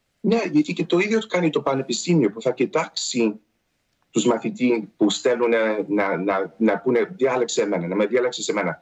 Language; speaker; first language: Greek; early bilingual, heritage; Greek